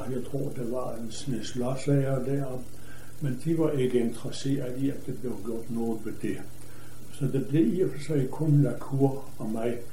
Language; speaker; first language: Danish; native; Danish